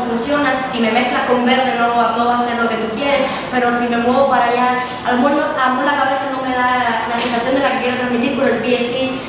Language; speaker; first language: Spanish; native; Spanish